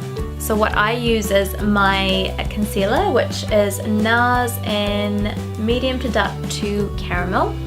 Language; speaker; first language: English; non-native, local second language; Sinhala